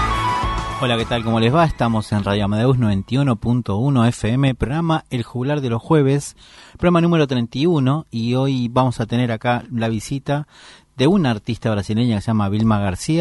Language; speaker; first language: Spanish; native; Spanish